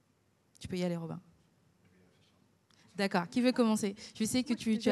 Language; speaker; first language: French; native; French